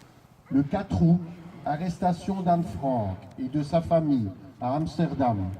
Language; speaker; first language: French; native; French